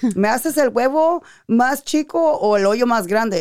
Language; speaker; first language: Spanish; early bilingual, heritage; Spanish